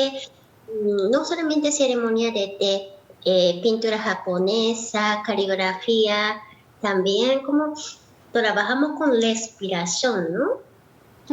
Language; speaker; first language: Spanish; non-native, learner; Japanese